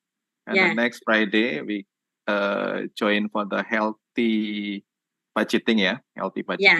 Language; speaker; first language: English; non-native, learner; Indonesian